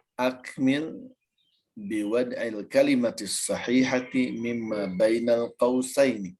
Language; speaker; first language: Arabic; non-native, fluent; Indonesian